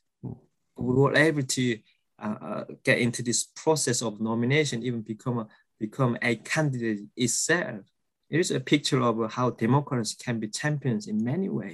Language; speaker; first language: English; non-native, fluent; Korean